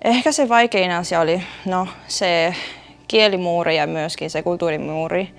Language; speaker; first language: Finnish; non-native, fluent; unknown